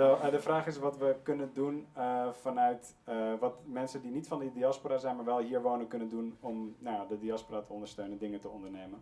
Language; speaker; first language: Dutch; native; Dutch